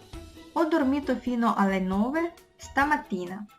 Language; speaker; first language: Italian; non-native, fluent; Russian